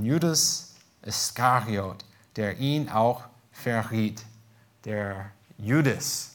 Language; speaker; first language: German; non-native, fluent; English